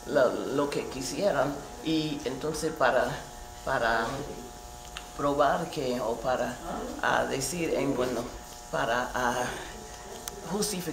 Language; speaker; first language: Spanish; non-native, fluent; English